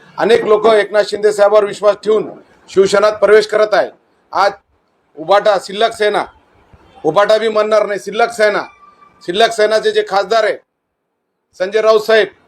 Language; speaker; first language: Marathi; non-native, local second language; Urdu